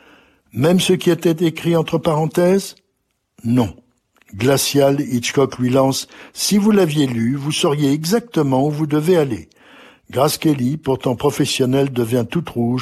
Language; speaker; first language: French; native; French